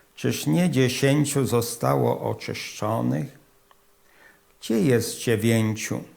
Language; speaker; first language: Polish; native; Polish